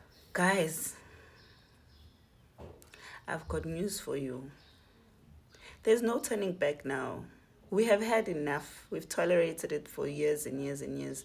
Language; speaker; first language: English; non-native, local second language; Zulu